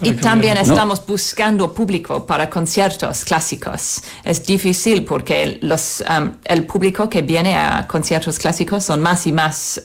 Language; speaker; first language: Spanish; non-native, fluent; English